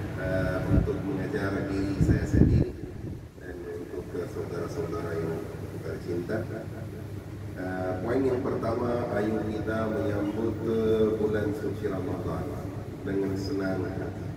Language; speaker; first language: Indonesian; non-native, fluent; Urdu